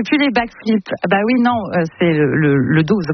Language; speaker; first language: French; native; French